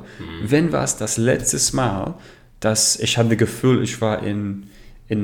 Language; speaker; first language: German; non-native, learner; English